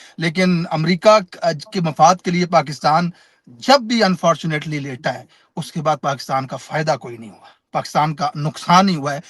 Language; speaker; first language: Urdu; non-native, local second language; Pashto